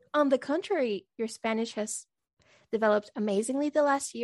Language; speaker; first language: English; non-native, fluent; Spanish